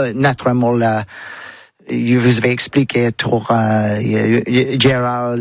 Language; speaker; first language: French; non-native, learner; English